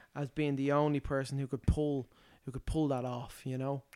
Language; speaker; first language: English; native; English